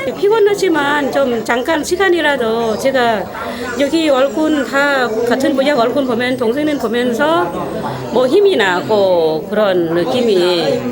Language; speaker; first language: Korean; non-native, learner; Thai